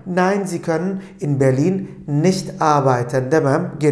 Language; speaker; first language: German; non-native, fluent; Turkish